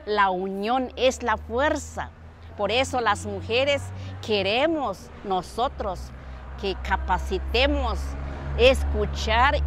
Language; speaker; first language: Spanish; non-native, local second language; Tzeltal